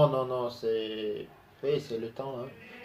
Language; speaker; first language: French; non-native, learner; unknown